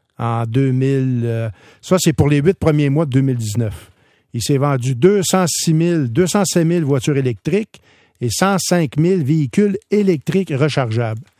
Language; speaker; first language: French; native; French